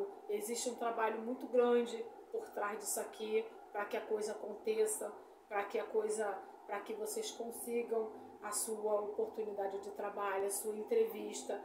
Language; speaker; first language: Portuguese; native; Portuguese